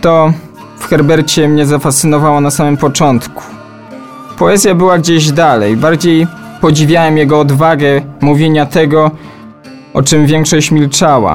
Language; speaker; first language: Polish; native; Polish